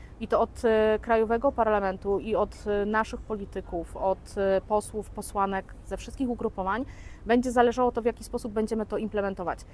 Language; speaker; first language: Polish; native; Polish